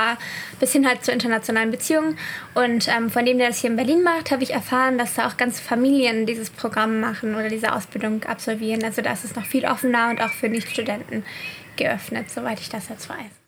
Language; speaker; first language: German; native; German